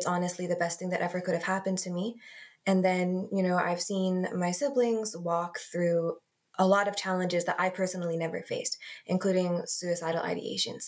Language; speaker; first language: English; native; English